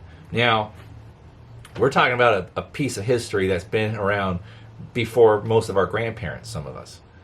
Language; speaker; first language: English; native; English